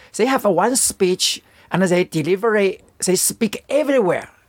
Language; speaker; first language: English; non-native, fluent; Chinese